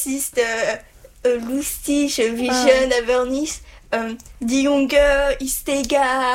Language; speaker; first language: German; non-native, learner; French